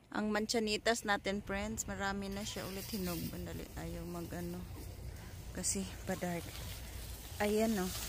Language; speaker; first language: Filipino; non-native, local second language; Masbatenyo